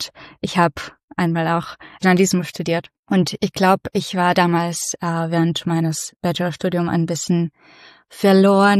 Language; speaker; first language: German; non-native, fluent; Russian